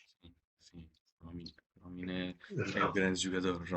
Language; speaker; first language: Portuguese; non-native, fluent; Persian